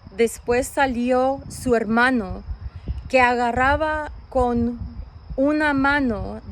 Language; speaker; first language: Spanish; early bilingual, other home language; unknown